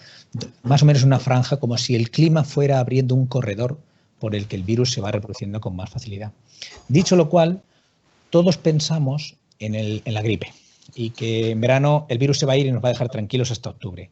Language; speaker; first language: Spanish; native; Spanish